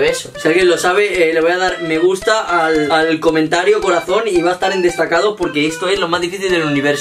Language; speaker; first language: Spanish; native; Spanish